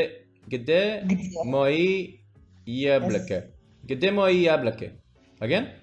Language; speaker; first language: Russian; non-native, learner; English